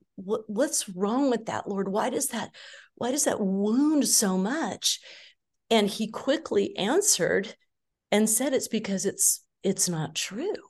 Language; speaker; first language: English; native; English